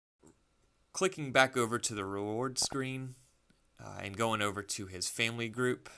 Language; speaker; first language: English; native; English